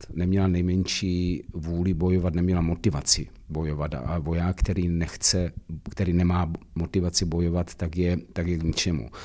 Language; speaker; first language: Czech; native; Czech